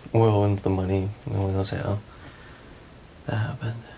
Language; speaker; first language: English; native; English